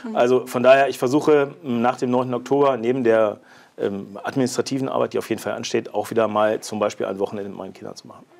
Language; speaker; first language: German; native; German